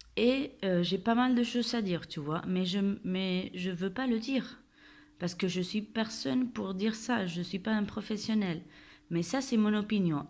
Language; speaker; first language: French; non-native, fluent; Spanish